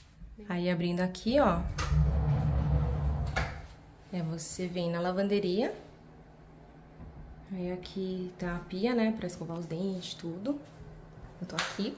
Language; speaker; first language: Portuguese; native; Portuguese